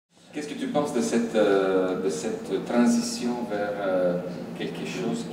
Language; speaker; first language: French; non-native, fluent; Italian